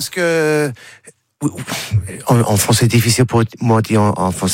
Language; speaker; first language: French; non-native, learner; English